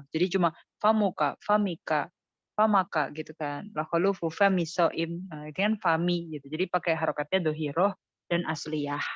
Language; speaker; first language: Indonesian; native; Indonesian